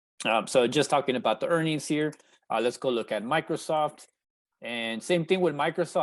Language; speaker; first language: English; native; English